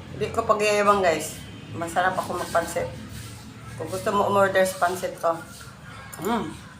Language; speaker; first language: Filipino; non-native, local second language; Cebuano